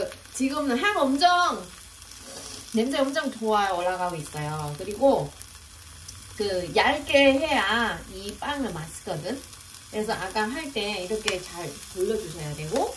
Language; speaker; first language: Korean; non-native, fluent; Vietnamese